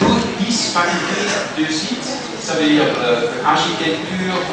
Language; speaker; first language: French; non-native, fluent; German